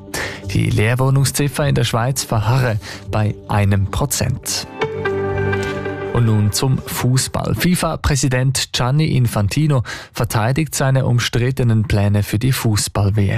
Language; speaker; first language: German; native; German